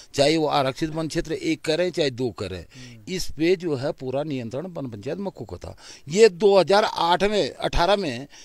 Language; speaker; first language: Hindi; native; Hindi